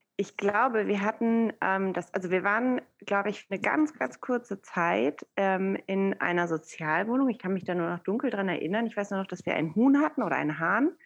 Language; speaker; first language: German; early bilingual, other home language; Persian